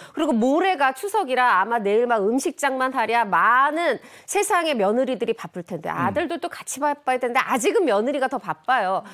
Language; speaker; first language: Korean; native; Korean